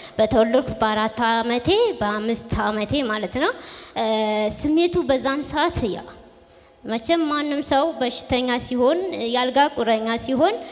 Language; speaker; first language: Amharic; native; Amharic